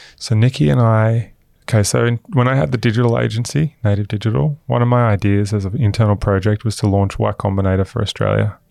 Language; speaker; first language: English; native; English